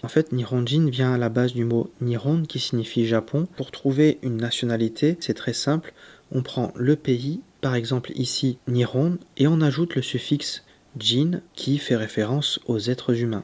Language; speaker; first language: French; native; French